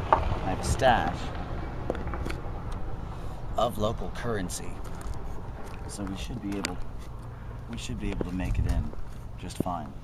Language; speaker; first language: English; native; English